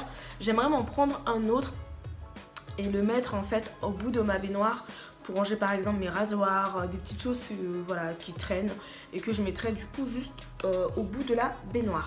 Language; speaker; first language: French; native; French